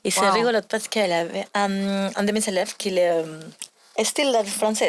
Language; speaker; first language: French; non-native, learner; Spanish